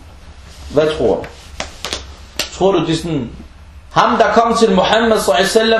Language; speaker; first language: Danish; early bilingual, other home language; Arabic